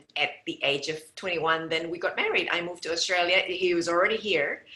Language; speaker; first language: English; non-native, fluent; Indonesian